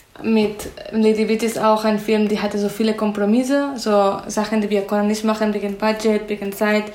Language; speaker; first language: German; non-native, fluent; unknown